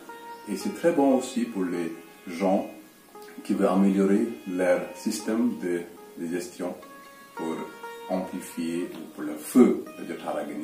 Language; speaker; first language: French; non-native, fluent; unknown